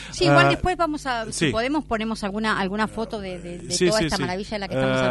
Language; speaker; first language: Spanish; native; Spanish